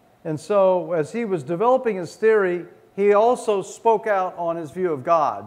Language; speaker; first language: English; native; English